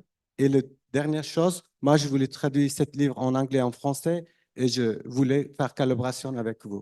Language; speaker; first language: French; non-native, learner; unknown